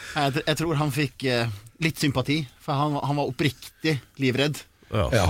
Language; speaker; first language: Norwegian; native; Norwegian